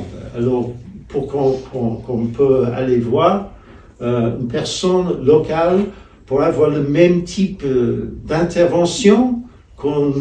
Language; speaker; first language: French; non-native, fluent; English